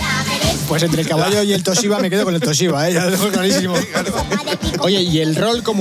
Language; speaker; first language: Spanish; native; Spanish